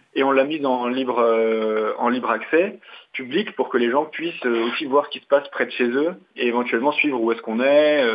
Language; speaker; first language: French; native; French